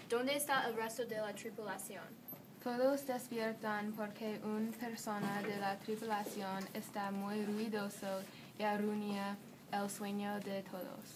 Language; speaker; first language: Spanish; non-native, learner; English